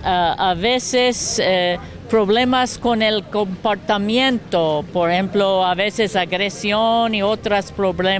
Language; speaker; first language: Spanish; non-native, learner; English